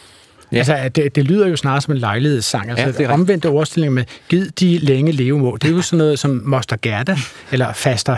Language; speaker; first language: Danish; native; Danish